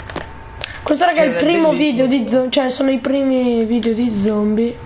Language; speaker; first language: Italian; native; Italian